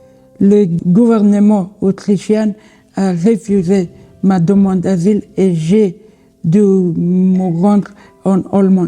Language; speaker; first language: French; non-native, learner; Persian